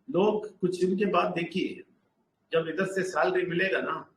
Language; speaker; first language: Hindi; non-native, local second language; Telugu